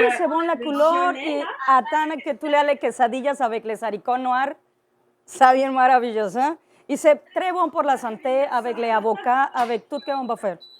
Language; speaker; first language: French; non-native, learner; Spanish